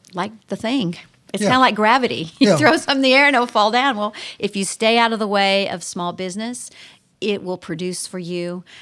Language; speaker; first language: English; native; English